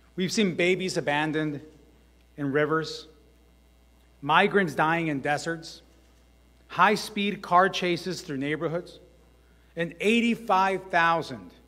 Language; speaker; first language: English; early bilingual, other home language; Spanish